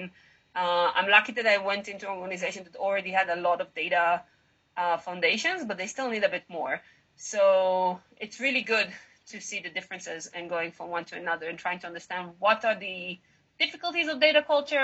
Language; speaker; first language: English; non-native, fluent; Hebrew